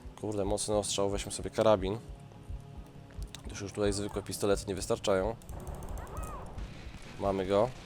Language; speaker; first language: Polish; native; Polish